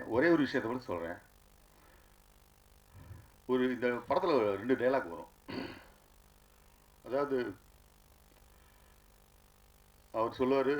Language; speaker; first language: Tamil; native; Tamil